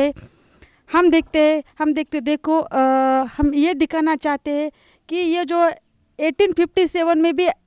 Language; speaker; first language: Hindi; non-native, local second language; Marathi